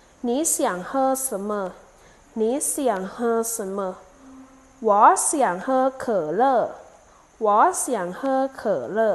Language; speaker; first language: Chinese; non-native, fluent; Thai